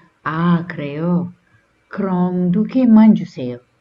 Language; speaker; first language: Korean; non-native, learner; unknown